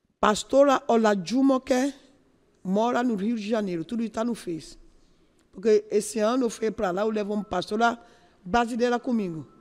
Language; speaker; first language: Portuguese; non-native, learner; Yoruba